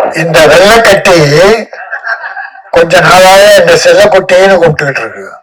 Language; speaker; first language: Tamil; native; Tamil